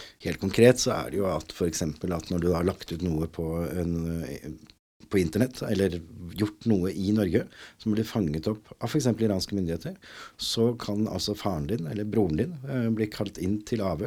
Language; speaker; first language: Norwegian; native; Norwegian